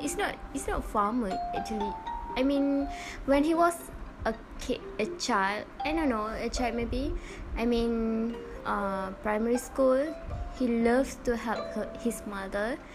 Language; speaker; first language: English; non-native, learner; Malay